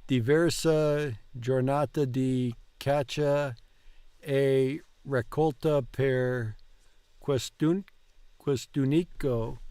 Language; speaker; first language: Italian; non-native, learner; English